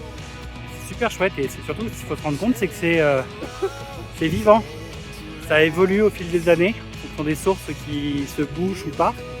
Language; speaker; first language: French; native; French